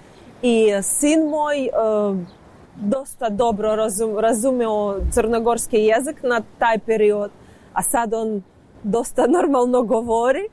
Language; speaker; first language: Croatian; non-native, learner; Ukrainian